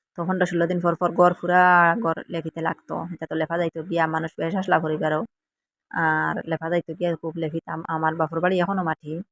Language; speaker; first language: Bangla; native; Bangla